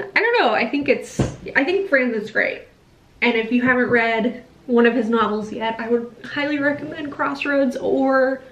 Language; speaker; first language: English; native; English